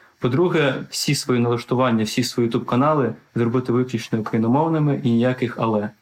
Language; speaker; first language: Ukrainian; non-native, local second language; Russian